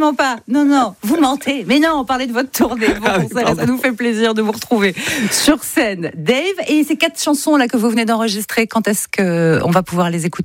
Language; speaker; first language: French; native; French